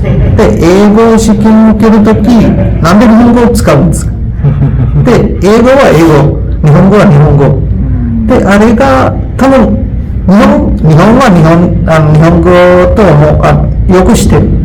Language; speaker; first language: Japanese; non-native, learner; Sinhala